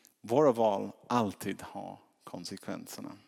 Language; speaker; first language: Swedish; non-native, fluent; English